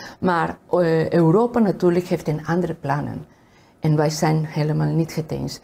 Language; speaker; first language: Dutch; non-native, fluent; Spanish